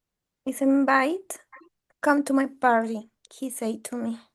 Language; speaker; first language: English; non-native, learner; Spanish